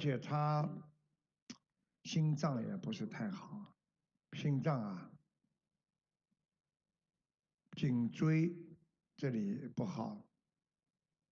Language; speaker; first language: Chinese; native; Chinese